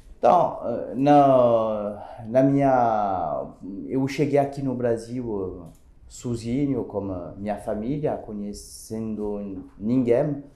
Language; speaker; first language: Portuguese; non-native, fluent; French